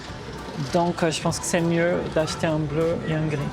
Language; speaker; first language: French; non-native, fluent; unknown